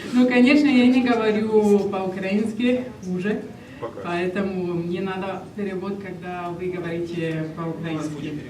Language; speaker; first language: Russian; non-native, learner; Italian